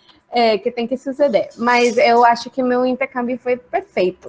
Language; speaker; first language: Portuguese; non-native, learner; Spanish